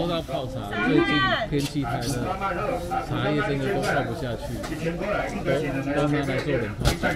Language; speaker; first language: Chinese; native; Chinese